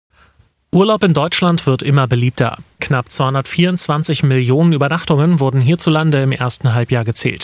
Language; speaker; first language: German; native; German